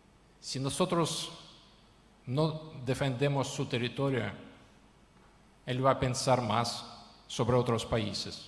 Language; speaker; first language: Spanish; non-native, fluent; Ukrainian